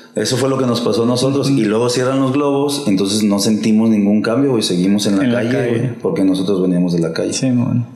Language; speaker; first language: Spanish; native; Spanish